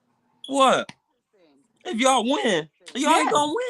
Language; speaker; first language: English; native; English